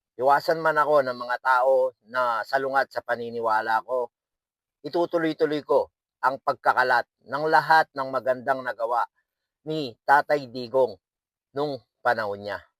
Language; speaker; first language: Filipino; native; Filipino